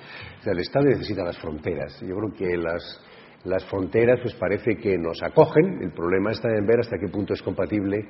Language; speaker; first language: Spanish; native; Spanish